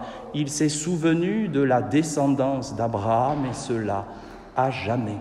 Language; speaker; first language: French; native; French